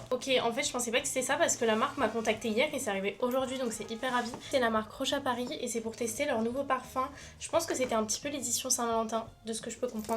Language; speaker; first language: French; native; French